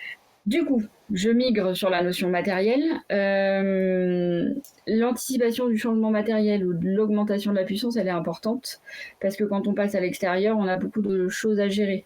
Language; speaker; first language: French; native; French